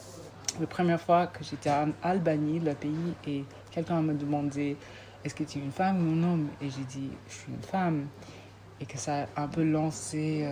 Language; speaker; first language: French; non-native, fluent; English